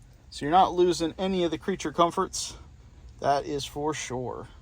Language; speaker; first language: English; native; English